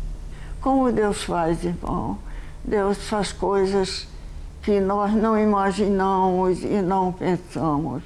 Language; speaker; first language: Portuguese; early bilingual, heritage; Portuguese